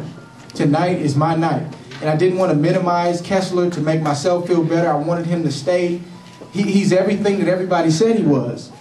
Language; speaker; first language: English; native; English